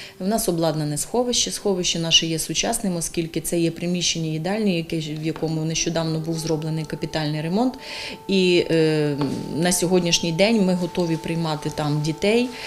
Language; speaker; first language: Ukrainian; native; Ukrainian